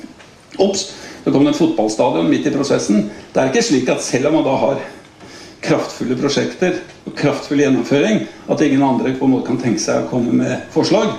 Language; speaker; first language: Norwegian; native; Norwegian